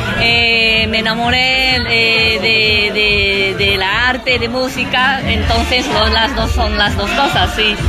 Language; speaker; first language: Spanish; non-native, learner; Japanese